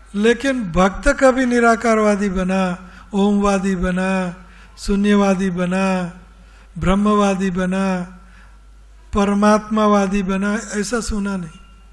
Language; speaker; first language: Hindi; non-native, local second language; Gujarati